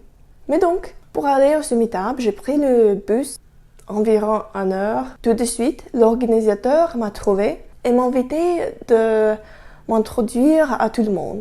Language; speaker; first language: French; non-native, learner; Russian